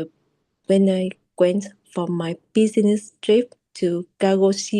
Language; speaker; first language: English; non-native, learner; Japanese